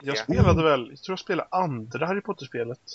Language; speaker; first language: Swedish; native; Swedish